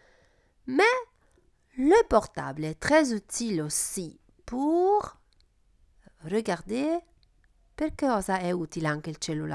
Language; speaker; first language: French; non-native, fluent; Italian